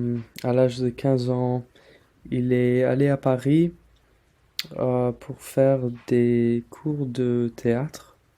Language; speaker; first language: French; non-native, learner; English